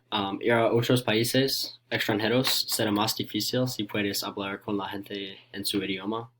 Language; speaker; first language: Spanish; non-native, learner; English